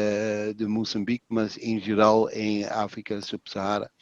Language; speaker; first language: Portuguese; non-native, fluent; Dutch